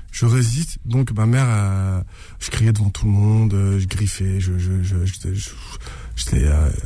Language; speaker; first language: French; native; French